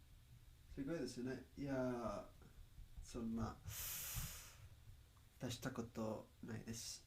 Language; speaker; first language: Japanese; non-native, learner; Spanish